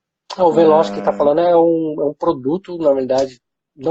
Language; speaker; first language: Portuguese; native; Portuguese